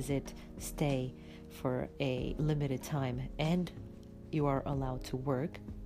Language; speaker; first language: English; non-native, fluent; Romanian